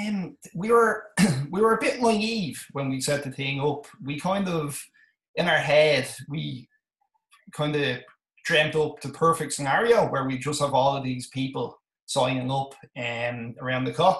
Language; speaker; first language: English; native; English